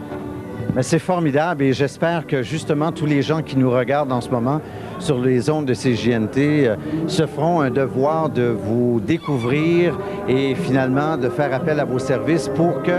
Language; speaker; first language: French; native; French